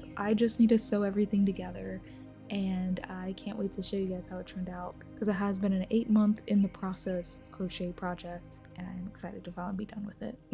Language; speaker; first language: English; native; English